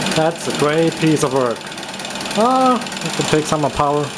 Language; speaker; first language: English; non-native, fluent; German